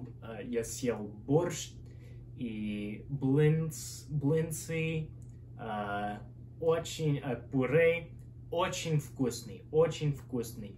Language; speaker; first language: Russian; non-native, learner; English